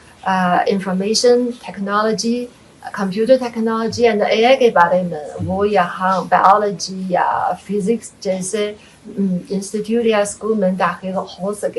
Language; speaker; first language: Hindi; non-native, fluent; Chinese